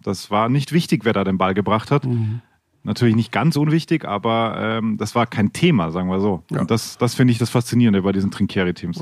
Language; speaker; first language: German; native; German